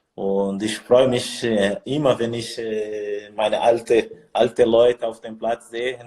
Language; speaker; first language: German; non-native, learner; Portuguese